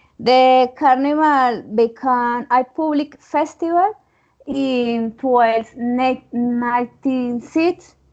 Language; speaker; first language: English; non-native, learner; Spanish